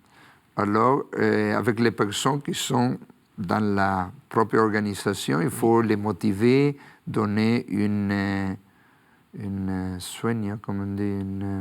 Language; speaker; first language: French; non-native, fluent; Spanish